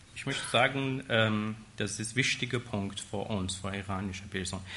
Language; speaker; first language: German; non-native, learner; Persian